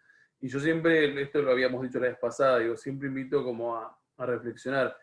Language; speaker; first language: Spanish; native; Spanish